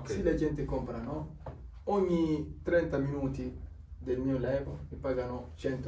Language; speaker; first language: Italian; non-native, learner; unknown